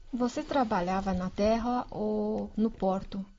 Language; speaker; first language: Portuguese; non-native, fluent; Chinese